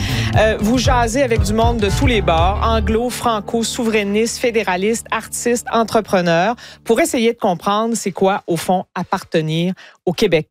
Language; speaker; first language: French; native; French